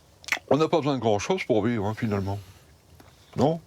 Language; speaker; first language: French; native; French